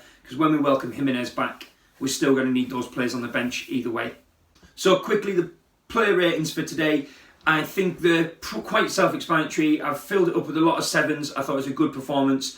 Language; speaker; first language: English; native; English